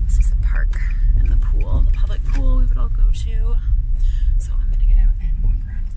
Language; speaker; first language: English; native; English